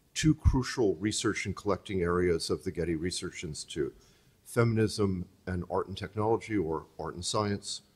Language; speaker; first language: English; native; English